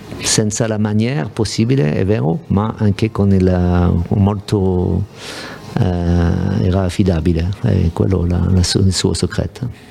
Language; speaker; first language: Italian; non-native, fluent; French